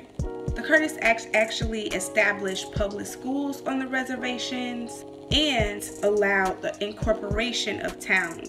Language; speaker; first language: English; native; English